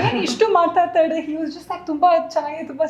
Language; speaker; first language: Kannada; non-native, local second language; Malayalam